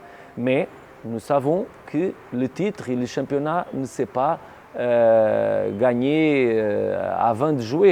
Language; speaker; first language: French; non-native, learner; Portuguese